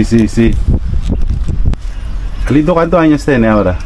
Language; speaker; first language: Spanish; non-native, learner; Filipino